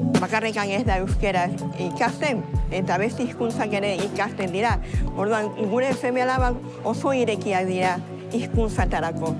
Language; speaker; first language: Basque; non-native, fluent; Spanish